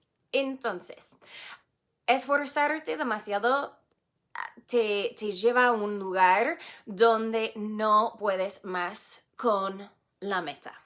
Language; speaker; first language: Spanish; non-native, fluent; English